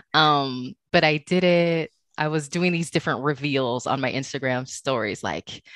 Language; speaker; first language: English; native; English